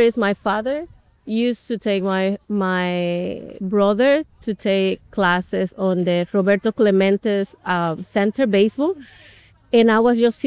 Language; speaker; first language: English; non-native, fluent; Spanish